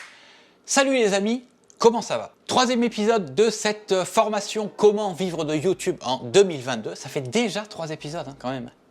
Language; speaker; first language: French; native; French